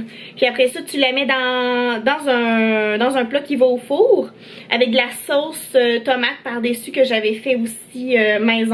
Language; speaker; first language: French; native; French